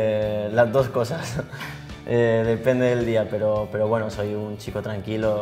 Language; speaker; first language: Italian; non-native, learner; Spanish